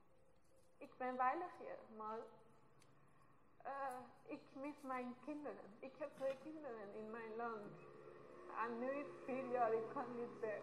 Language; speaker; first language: Dutch; non-native, learner; Persian